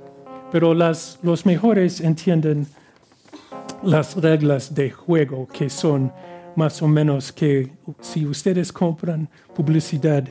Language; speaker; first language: Spanish; non-native, fluent; English